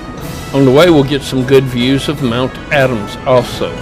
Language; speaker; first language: English; native; English